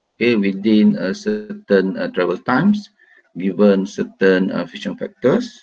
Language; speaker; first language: English; non-native, local second language; Malay